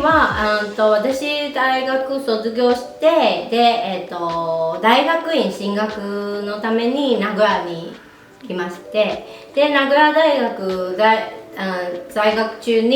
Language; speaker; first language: Japanese; non-native, fluent; Chinese